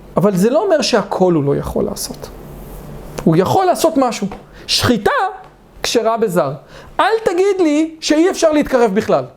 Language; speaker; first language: Hebrew; native; Hebrew